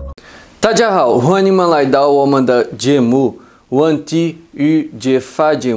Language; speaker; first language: Chinese; non-native, fluent; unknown